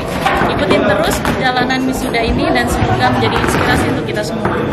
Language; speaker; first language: Indonesian; native; Indonesian